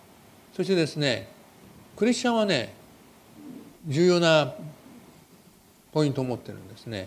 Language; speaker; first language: Japanese; native; Japanese